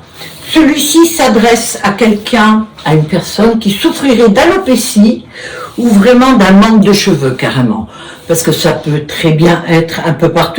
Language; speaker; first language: French; native; French